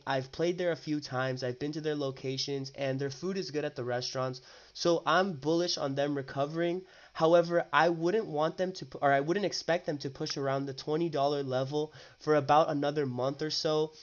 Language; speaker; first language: English; native; English